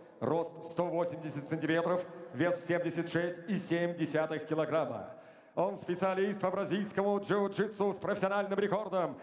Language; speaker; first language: Russian; native; Russian